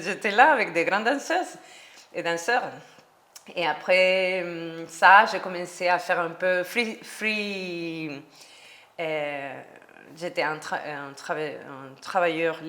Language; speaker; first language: French; non-native, learner; Spanish